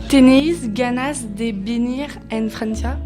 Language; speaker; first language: Spanish; non-native, learner; French